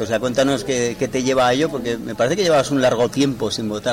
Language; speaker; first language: Spanish; native; Spanish